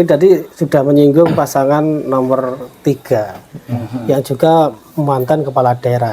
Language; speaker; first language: Indonesian; non-native, local second language; Javanese